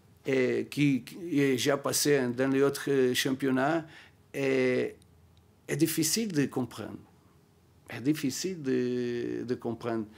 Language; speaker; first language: French; non-native, learner; Portuguese